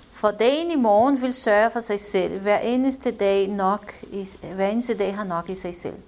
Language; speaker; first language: Danish; non-native, fluent; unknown